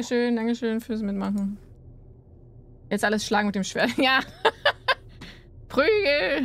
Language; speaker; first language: German; native; German